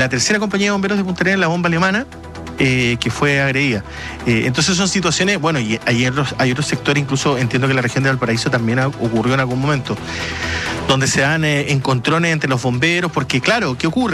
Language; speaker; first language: Spanish; native; Spanish